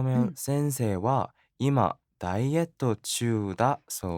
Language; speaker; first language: Japanese; non-native, learner; Korean